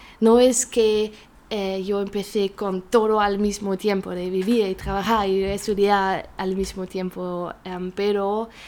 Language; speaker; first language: Spanish; non-native, learner; German